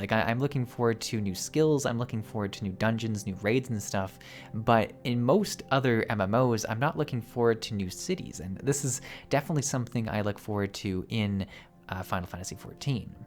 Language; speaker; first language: English; native; English